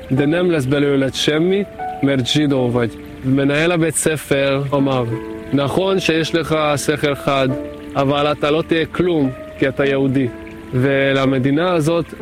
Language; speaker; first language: Hebrew; non-native, fluent; Hungarian